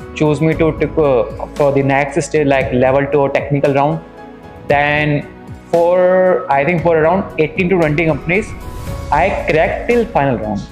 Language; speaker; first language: English; non-native, local second language; Hindi